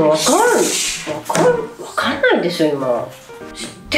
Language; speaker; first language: Japanese; native; Japanese